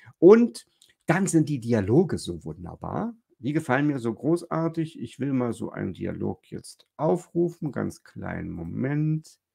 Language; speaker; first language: German; native; German